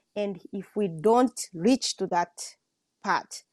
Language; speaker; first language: English; non-native, local second language; Swahili